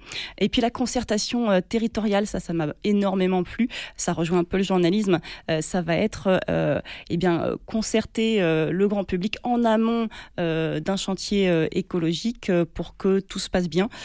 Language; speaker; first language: French; native; French